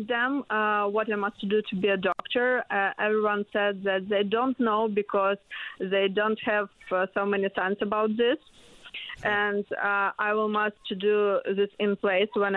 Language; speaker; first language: English; non-native, learner; Ukrainian